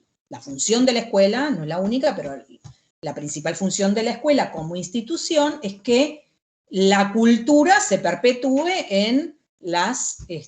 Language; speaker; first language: Spanish; native; Spanish